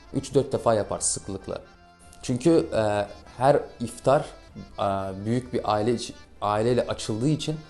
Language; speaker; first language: Turkish; non-native, fluent; Russian